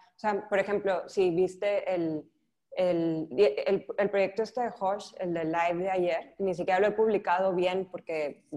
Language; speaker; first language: Spanish; native; Spanish